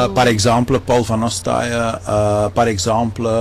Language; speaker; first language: French; non-native, local second language; Dutch